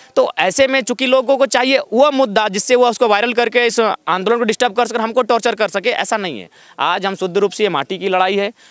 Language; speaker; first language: Hindi; non-native, local second language; Magahi